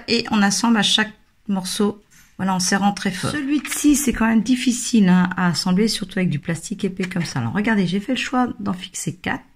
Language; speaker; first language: French; native; French